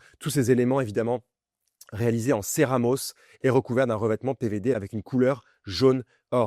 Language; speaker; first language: French; native; French